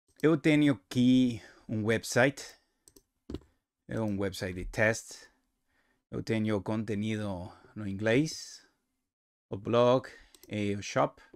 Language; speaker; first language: Portuguese; non-native, learner; Spanish